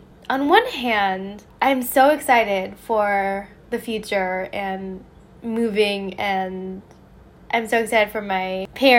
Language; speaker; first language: English; native; English